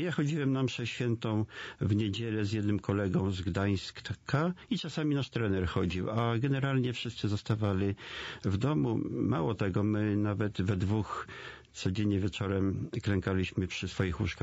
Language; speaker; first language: Polish; native; Polish